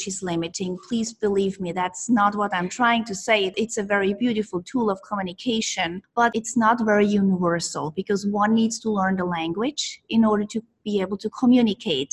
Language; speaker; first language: English; non-native, fluent; Swiss German